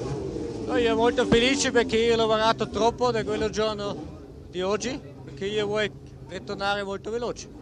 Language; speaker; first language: Italian; non-native, learner; German